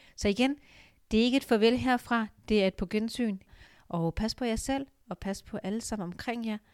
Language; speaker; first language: Danish; early bilingual, other home language; Urdu